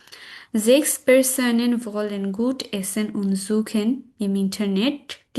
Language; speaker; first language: German; non-native, fluent; Bangla